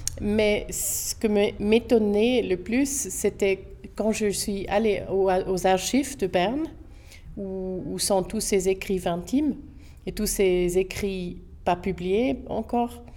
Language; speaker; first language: French; non-native, local second language; German